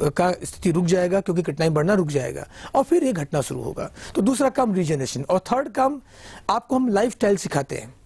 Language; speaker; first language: Hindi; native; Hindi